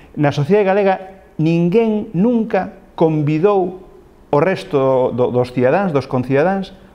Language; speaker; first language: Galician; non-native, local second language; Spanish